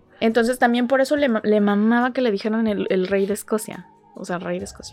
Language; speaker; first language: Spanish; native; Spanish